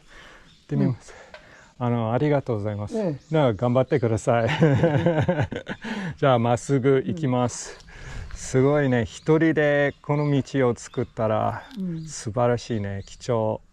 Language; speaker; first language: Japanese; non-native, learner; English